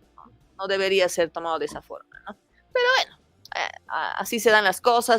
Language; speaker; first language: Spanish; native; Spanish